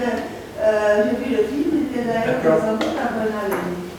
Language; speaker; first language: French; non-native, fluent; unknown